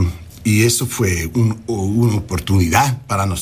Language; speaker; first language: Spanish; non-native, learner; English